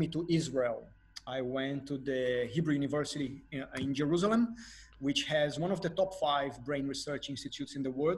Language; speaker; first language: English; non-native, fluent; Portuguese